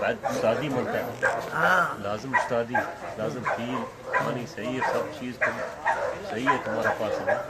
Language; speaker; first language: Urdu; non-native, learner; Arabic